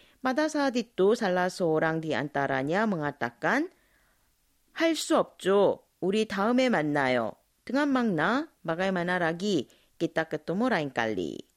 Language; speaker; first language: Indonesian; non-native, fluent; Korean